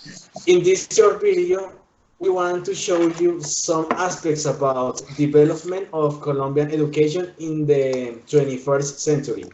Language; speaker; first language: English; non-native, learner; Spanish